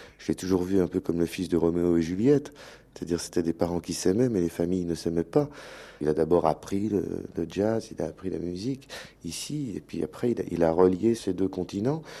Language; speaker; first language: French; native; French